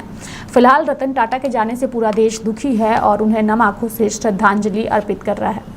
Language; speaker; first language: Hindi; native; Hindi